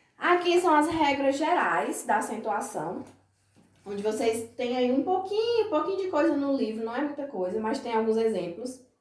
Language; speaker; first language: Portuguese; native; Portuguese